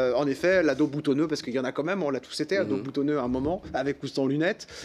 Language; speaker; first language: French; native; French